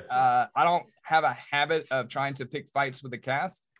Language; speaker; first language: English; native; English